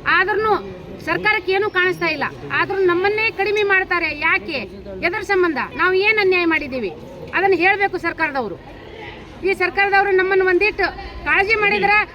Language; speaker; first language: Kannada; non-native, local second language; Lambadi